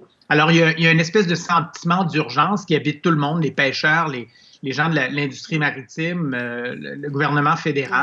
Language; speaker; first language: French; native; French